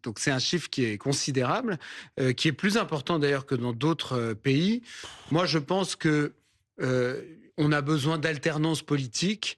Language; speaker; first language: French; native; French